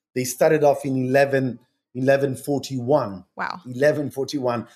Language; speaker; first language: English; non-native, fluent; Italian